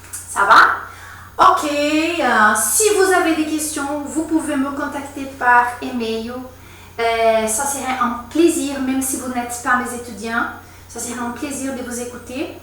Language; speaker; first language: French; non-native, fluent; Portuguese